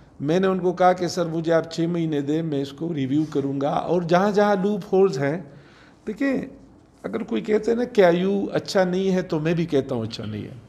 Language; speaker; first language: Urdu; non-native, local second language; Pashto